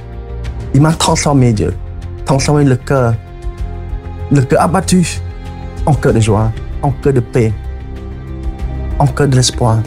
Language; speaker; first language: French; non-native, fluent; Khmer